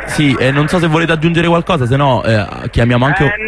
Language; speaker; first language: Italian; native; Italian